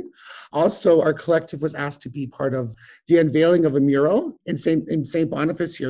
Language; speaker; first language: English; native; English